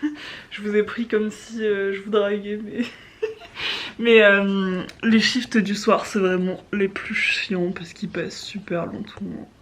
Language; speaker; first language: French; native; French